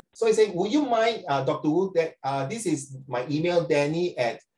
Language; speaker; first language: English; non-native, local second language; Chinese